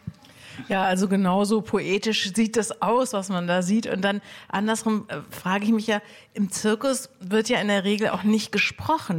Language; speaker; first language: German; native; German